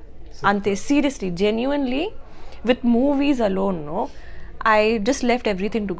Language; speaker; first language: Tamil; non-native, learner; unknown